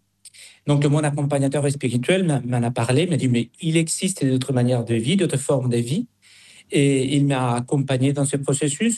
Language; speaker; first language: French; non-native, fluent; Spanish